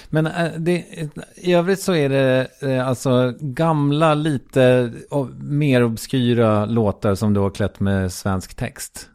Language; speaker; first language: Swedish; native; Swedish